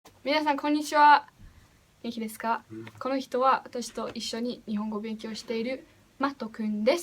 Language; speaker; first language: Japanese; non-native, learner; English